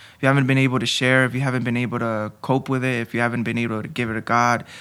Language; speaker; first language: English; early bilingual, other home language; Spanish